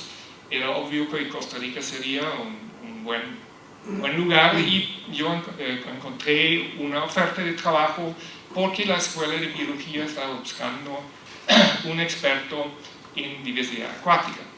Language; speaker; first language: Spanish; non-native, fluent; German